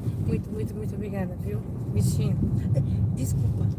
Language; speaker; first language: Portuguese; non-native, fluent; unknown